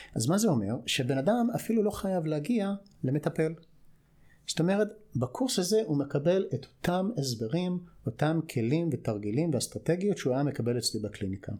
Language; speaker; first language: Hebrew; non-native, fluent; English